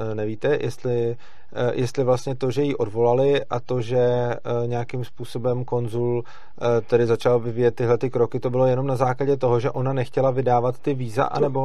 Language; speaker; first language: Czech; native; Czech